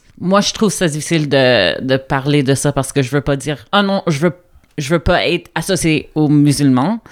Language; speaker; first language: French; non-native, local second language; English